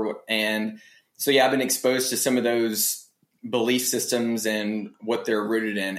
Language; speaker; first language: English; native; English